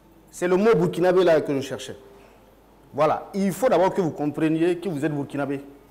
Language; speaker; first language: French; non-native, local second language; Mossi